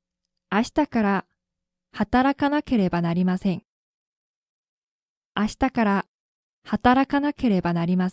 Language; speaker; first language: Japanese; non-native, fluent; Korean